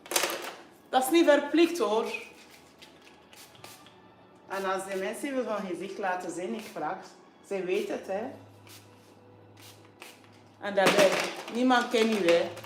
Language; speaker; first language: Dutch; non-native, fluent; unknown